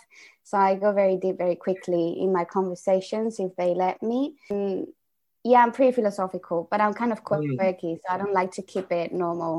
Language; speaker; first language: English; non-native, fluent; Spanish